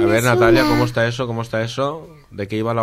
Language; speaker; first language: Spanish; native; Spanish